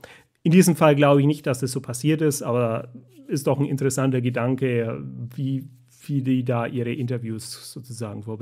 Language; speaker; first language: German; native; German